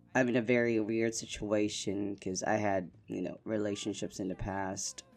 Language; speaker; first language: English; non-native, local second language; Filipino